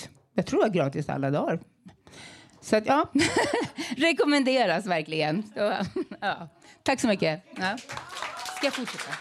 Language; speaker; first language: Swedish; native; Swedish